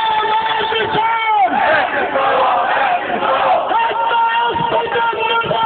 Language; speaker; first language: Arabic; native; Arabic